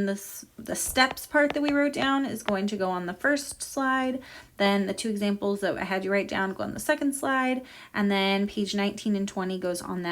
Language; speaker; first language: English; native; English